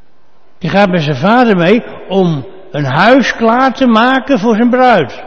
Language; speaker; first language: Dutch; native; Dutch